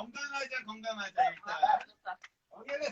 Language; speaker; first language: Korean; native; Korean